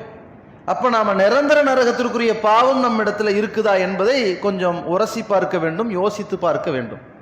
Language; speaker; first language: Tamil; native; Tamil